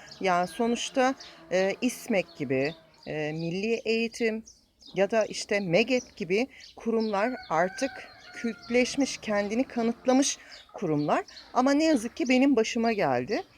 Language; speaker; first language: Turkish; native; Turkish